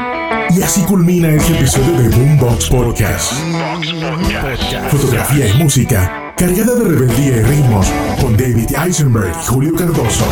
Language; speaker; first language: Spanish; native; Spanish